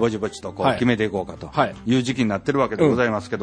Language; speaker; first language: Japanese; native; Japanese